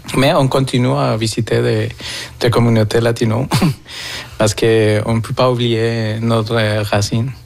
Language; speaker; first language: French; non-native, fluent; Spanish